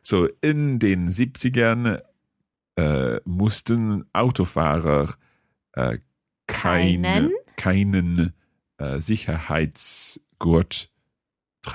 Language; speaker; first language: German; non-native, fluent; English